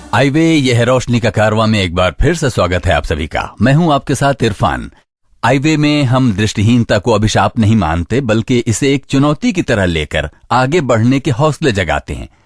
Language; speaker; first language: Hindi; native; Hindi